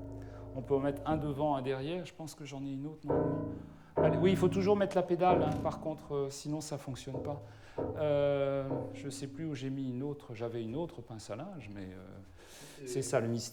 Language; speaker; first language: French; native; French